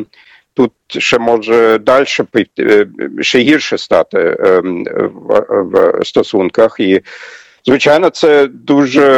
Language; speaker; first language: Ukrainian; non-native, fluent; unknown